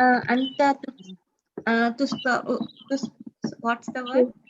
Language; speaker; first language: Arabic; non-native, learner; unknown